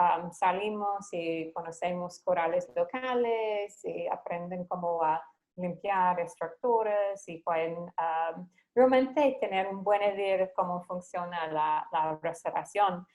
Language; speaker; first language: Spanish; non-native, fluent; English